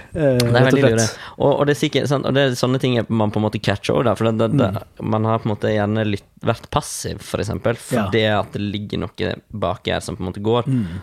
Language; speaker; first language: Norwegian; native; Norwegian